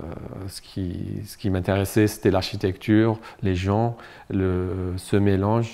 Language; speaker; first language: French; non-native, local second language; Arabic